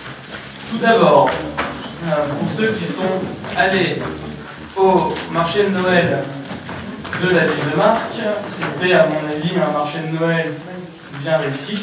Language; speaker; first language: French; native; French